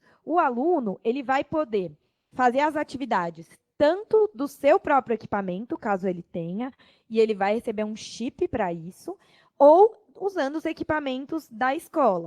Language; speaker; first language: Portuguese; native; Portuguese